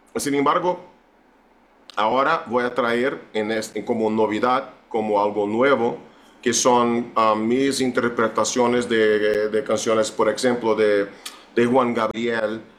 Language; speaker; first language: Spanish; non-native, fluent; Portuguese